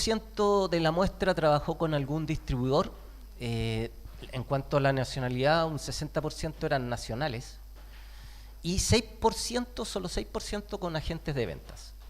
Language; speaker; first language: Spanish; native; Spanish